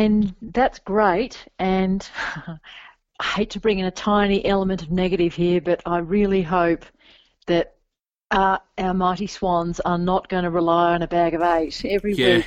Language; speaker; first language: English; native; English